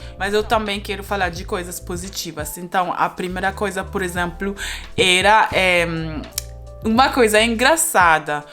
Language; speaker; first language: Portuguese; non-native, fluent; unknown